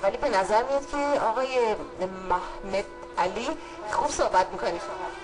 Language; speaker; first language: Persian; native; Persian